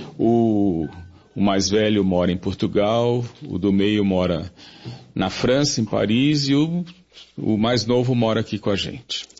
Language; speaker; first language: Portuguese; native; Portuguese